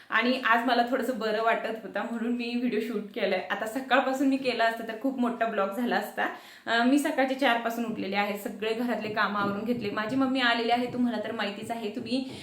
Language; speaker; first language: Marathi; non-native, local second language; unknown